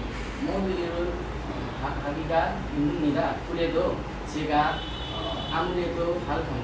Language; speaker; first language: Korean; non-native, learner; Nepali